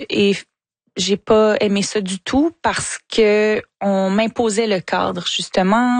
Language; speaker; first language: French; native; French